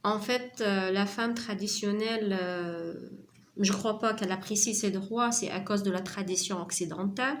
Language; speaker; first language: French; non-native, local second language; Arabic